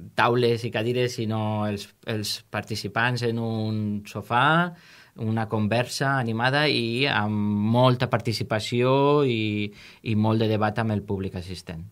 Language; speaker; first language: Catalan; native; Catalan